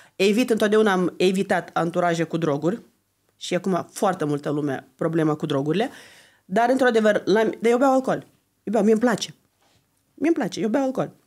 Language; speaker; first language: Romanian; non-native, fluent; Lithuanian